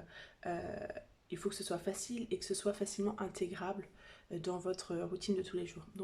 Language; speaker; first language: French; native; French